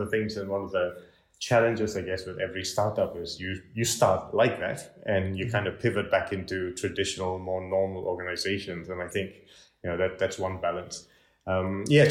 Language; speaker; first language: English; non-native, local second language; Tamil